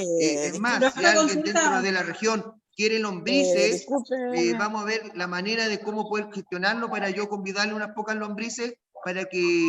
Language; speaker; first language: Spanish; native; Spanish